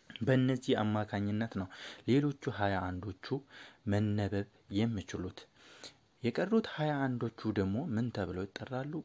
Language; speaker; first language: Amharic; non-native, local second language; Oromo